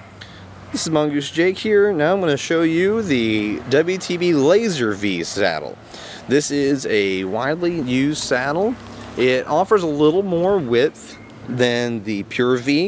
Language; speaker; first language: English; native; English